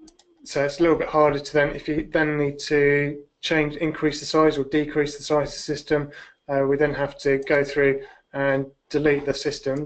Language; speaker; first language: English; native; English